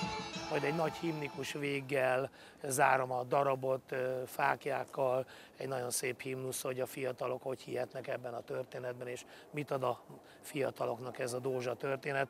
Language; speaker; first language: Hungarian; native; Hungarian